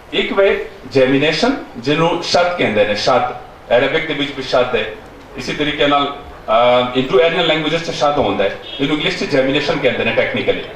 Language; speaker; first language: Punjabi; non-native, local second language; Pashto